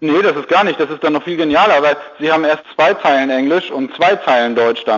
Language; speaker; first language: German; native; German